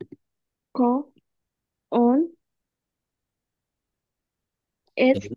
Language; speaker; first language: French; non-native, learner; Bangla